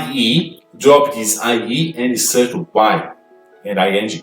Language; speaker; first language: English; non-native, fluent; Portuguese